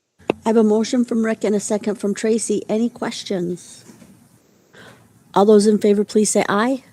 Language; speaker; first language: English; native; English